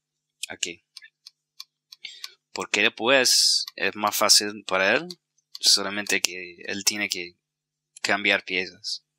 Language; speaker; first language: Spanish; non-native, fluent; English